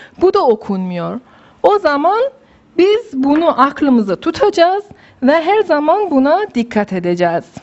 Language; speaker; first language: Turkish; non-native, fluent; Persian